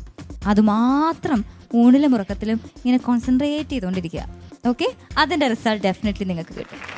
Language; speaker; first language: Malayalam; native; Malayalam